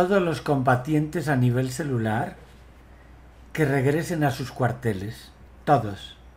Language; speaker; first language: Spanish; native; Spanish